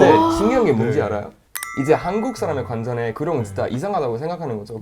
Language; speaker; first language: Korean; non-native, fluent; Swedish